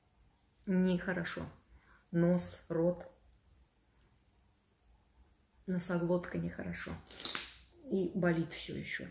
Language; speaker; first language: Russian; native; Russian